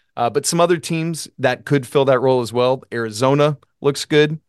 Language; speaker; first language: English; native; English